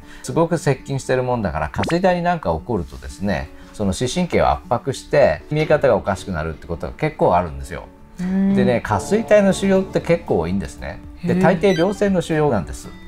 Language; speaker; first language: Japanese; native; Japanese